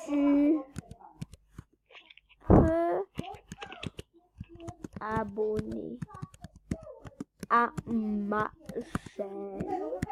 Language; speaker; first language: French; native; French